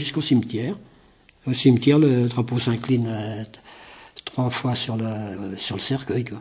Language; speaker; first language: French; native; French